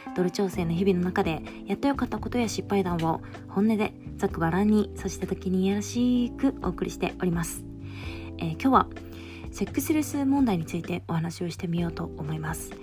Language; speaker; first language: Japanese; native; Japanese